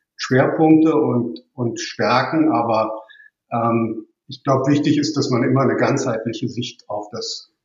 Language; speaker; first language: German; native; German